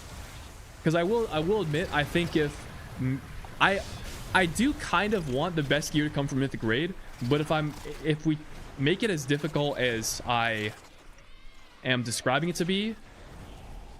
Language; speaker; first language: English; native; English